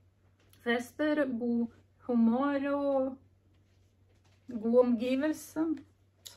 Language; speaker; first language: Norwegian; non-native, learner; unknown